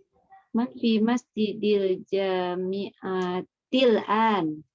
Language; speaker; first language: Arabic; non-native, learner; Indonesian